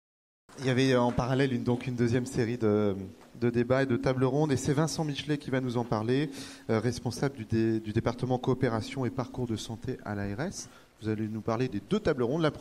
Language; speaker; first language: French; native; French